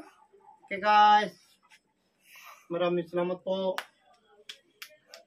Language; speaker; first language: Filipino; non-native, learner; Urdu